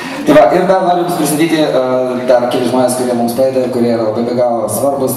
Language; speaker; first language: Lithuanian; native; Lithuanian